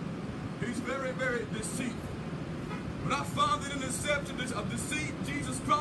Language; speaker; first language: English; native; English